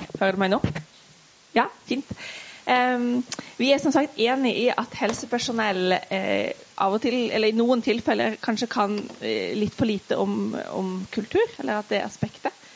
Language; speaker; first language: Norwegian; native; Norwegian